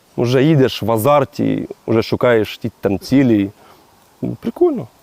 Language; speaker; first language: Ukrainian; non-native, local second language; Russian